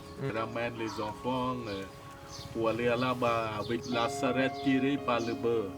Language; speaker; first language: French; non-native, learner; Khmer